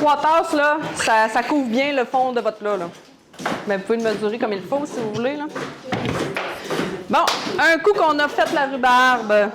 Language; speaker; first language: French; native; French